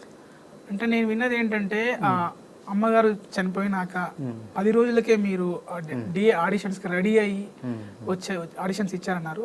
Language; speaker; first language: Telugu; native; Telugu